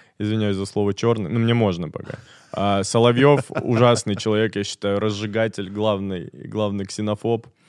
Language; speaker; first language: Russian; native; Russian